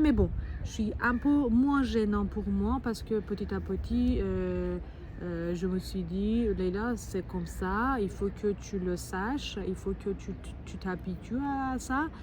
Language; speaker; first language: French; non-native, fluent; Persian